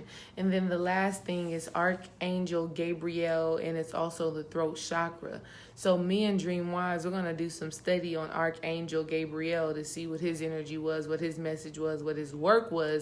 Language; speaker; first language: English; native; English